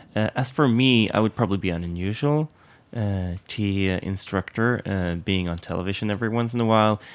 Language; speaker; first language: English; non-native, fluent; Swedish